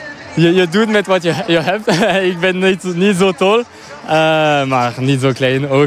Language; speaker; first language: Dutch; non-native, local second language; French